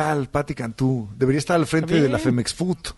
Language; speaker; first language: Spanish; native; Spanish